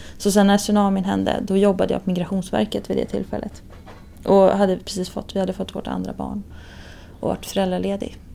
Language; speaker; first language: Swedish; native; Swedish